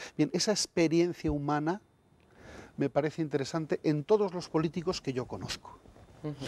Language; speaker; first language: Spanish; native; Spanish